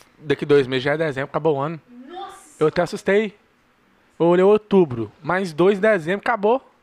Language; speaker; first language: Portuguese; early bilingual, heritage; Portuguese